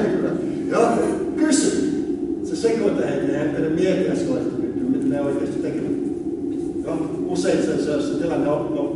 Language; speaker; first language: Finnish; non-native, learner; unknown